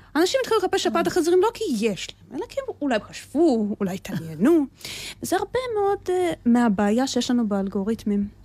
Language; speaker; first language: Hebrew; early bilingual, other home language; Russian